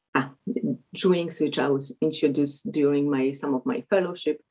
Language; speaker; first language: English; non-native, fluent; Polish